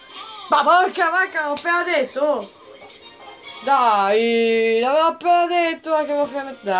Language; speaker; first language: Italian; native; Italian